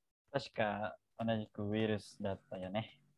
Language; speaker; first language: Japanese; non-native, learner; Indonesian